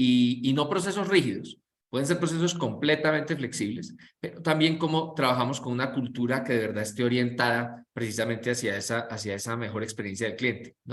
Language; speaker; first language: Spanish; native; Spanish